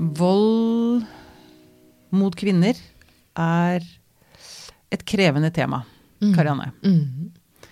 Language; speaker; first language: Norwegian; native; Norwegian